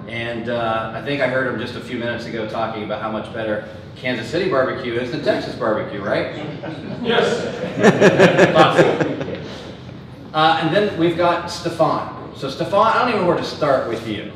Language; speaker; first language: English; native; English